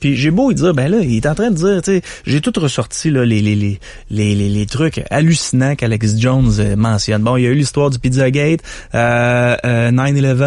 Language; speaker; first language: French; native; French